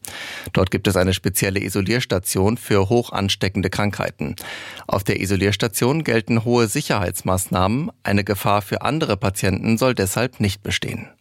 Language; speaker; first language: German; native; German